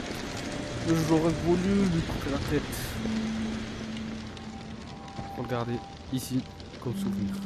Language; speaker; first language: French; native; French